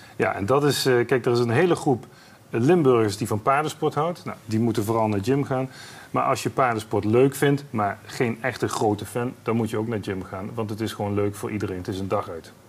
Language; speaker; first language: Dutch; native; Dutch